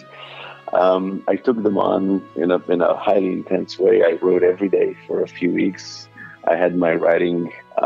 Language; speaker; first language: English; non-native, fluent; Hebrew